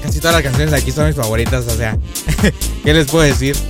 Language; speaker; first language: Spanish; native; Spanish